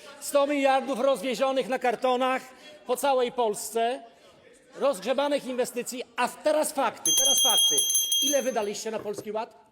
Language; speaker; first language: Polish; native; Polish